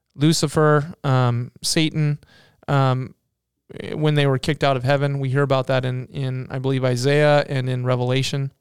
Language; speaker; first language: English; native; English